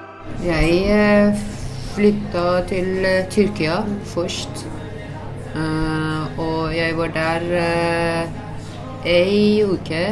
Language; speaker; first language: Norwegian; non-native, learner; Persian